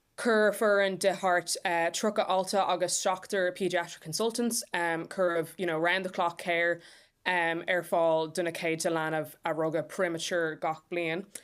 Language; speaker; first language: Irish; non-native, local second language; English